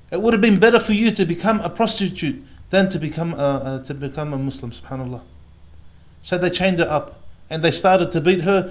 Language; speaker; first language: English; native; English